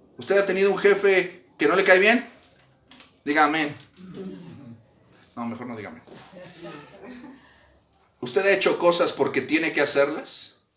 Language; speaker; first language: Spanish; native; Spanish